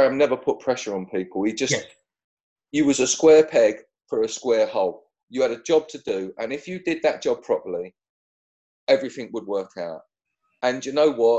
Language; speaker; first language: English; native; English